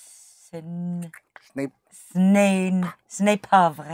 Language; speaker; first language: French; non-native, learner; English